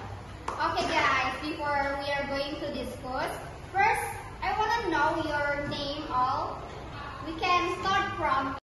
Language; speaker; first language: English; non-native, learner; Indonesian